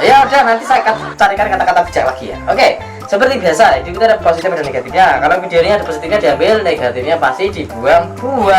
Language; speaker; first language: Indonesian; non-native, local second language; Javanese